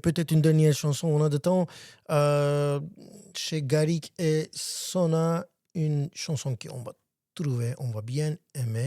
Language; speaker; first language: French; non-native, learner; Armenian